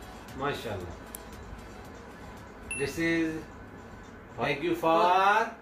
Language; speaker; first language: English; non-native, learner; Urdu